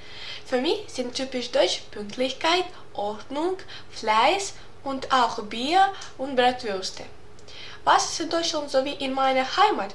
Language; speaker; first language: German; non-native, learner; Ukrainian